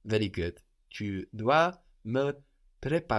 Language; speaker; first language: French; non-native, fluent; English